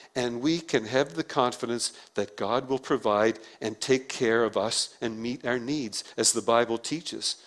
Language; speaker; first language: English; native; English